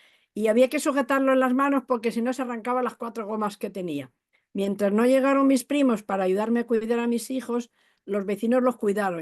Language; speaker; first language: Spanish; native; Spanish